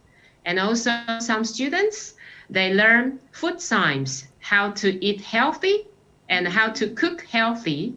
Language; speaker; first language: English; non-native, fluent; Chinese